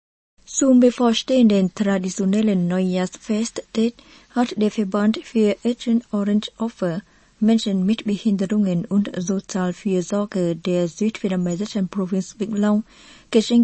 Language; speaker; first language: German; non-native, fluent; Vietnamese